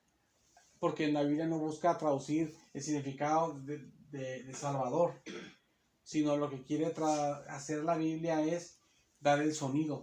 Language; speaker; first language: Spanish; native; Spanish